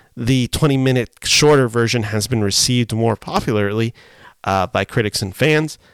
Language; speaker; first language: English; early bilingual, other home language; Spanish